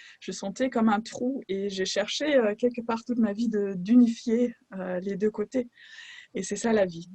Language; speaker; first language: French; non-native, fluent; German